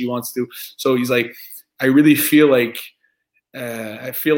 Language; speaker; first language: English; non-native, fluent; French